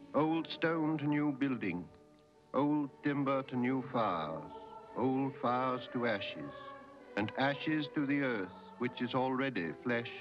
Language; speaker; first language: English; native; English